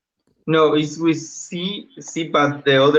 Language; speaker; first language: English; non-native, learner; Spanish